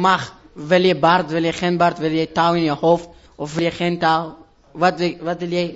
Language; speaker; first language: Dutch; non-native, learner; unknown